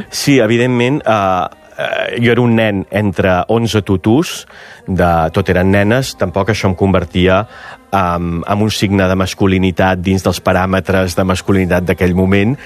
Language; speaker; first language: Catalan; native; Catalan